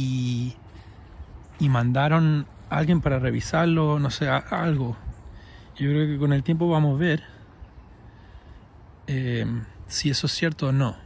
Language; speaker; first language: Spanish; early bilingual, heritage; English